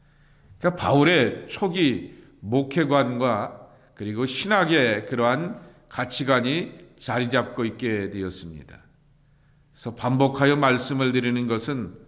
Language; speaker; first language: Korean; native; Korean